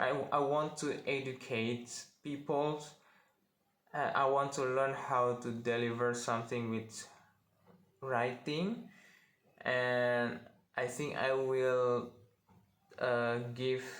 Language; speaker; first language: English; non-native, learner; Indonesian